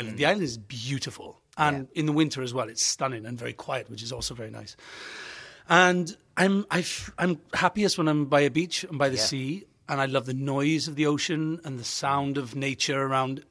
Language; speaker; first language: English; native; English